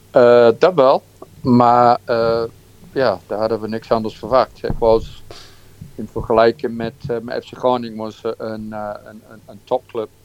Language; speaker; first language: Dutch; non-native, fluent; English